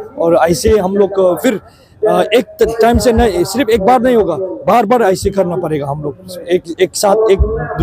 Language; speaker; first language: Hindi; non-native, fluent; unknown